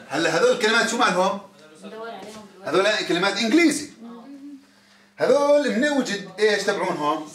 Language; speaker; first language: Arabic; native; Arabic